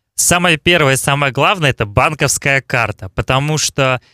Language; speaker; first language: Russian; native; Russian